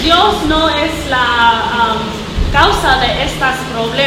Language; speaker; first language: Spanish; non-native, learner; English